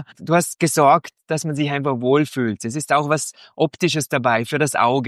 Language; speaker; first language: German; native; German